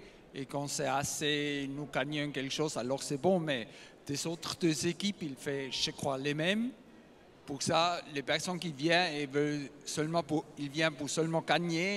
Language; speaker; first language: French; non-native, learner; German